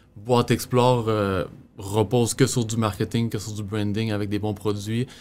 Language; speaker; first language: French; native; French